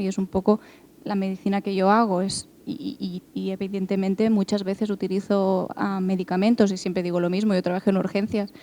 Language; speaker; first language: Spanish; native; Spanish